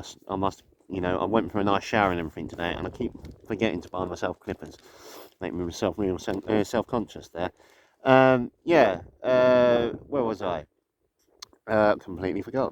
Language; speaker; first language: English; native; English